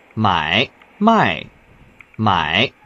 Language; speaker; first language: Chinese; non-native, learner; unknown